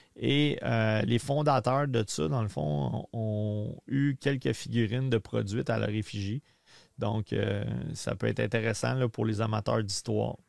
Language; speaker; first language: French; native; French